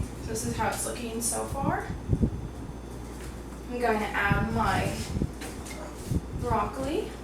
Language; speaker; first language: English; native; English